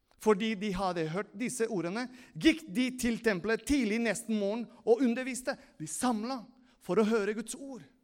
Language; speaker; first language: Norwegian; non-native, fluent; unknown